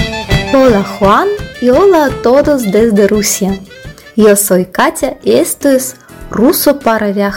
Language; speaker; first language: Spanish; non-native, fluent; Russian